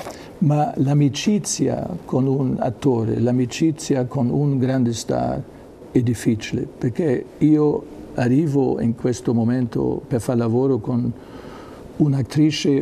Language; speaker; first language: Italian; non-native, learner; German